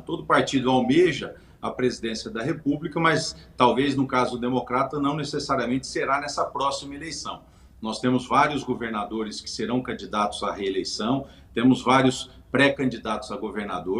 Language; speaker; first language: Portuguese; native; Portuguese